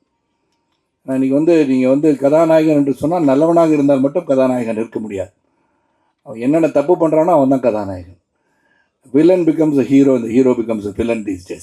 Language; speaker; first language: Tamil; native; Tamil